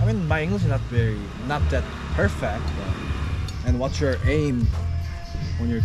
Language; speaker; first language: English; non-native, learner; Korean